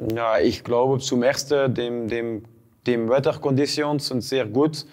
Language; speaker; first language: German; non-native, learner; Dutch